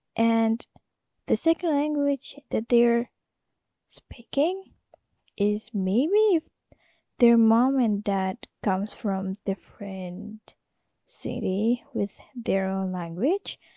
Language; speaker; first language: English; non-native, fluent; Indonesian